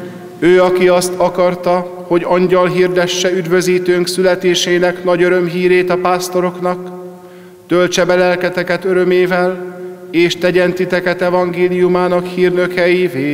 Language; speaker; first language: Hungarian; native; Hungarian